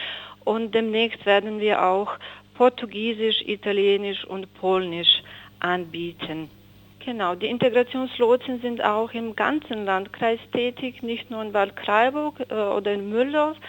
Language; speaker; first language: German; non-native, fluent; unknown